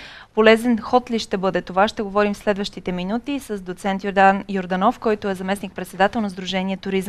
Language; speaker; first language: Bulgarian; native; Bulgarian